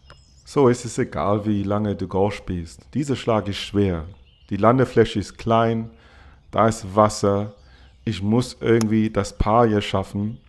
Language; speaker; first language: German; non-native, fluent; English